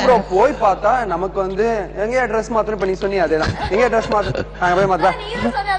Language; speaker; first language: Tamil; native; Tamil